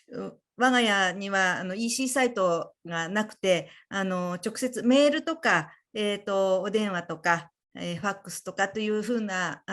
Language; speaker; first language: Japanese; native; Japanese